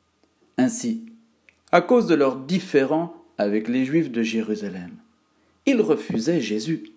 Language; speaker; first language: French; native; French